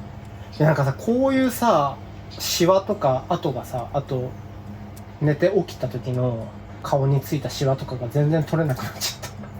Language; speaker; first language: Japanese; native; Japanese